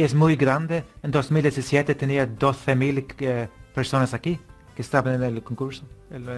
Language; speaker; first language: Spanish; non-native, learner; English